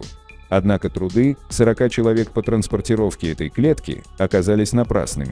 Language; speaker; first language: Russian; native; Russian